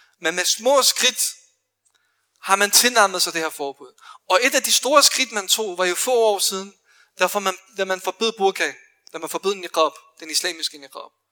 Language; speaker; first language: Danish; early bilingual, other home language; Arabic